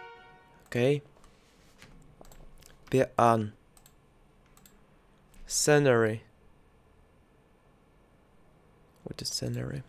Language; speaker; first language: English; non-native, learner; Russian